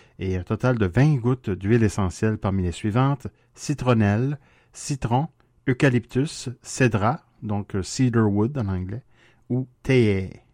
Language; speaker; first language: French; native; French